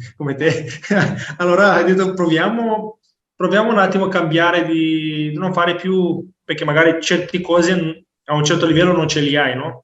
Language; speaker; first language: Italian; non-native, fluent; Romanian